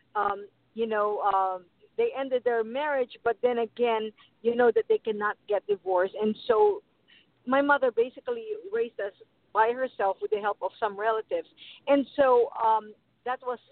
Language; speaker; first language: English; non-native, local second language; Filipino